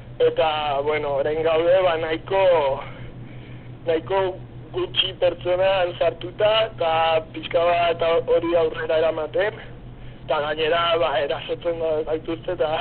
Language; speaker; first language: Basque; non-native, local second language; Spanish